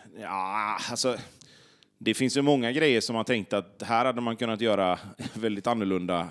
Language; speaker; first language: Swedish; native; Swedish